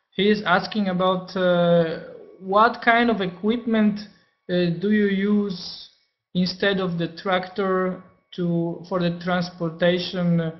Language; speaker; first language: English; non-native, fluent; Polish